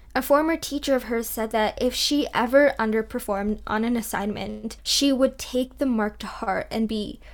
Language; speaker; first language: English; early bilingual, other home language; Hindi